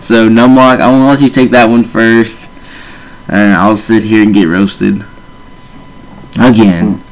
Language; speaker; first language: English; native; English